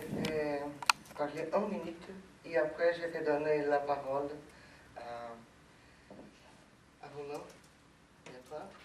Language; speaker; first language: French; non-native, fluent; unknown